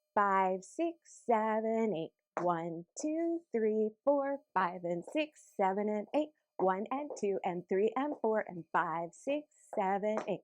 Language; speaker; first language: English; native; English